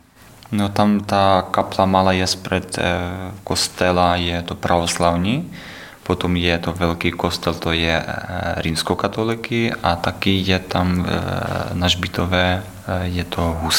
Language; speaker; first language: Czech; non-native, learner; Ukrainian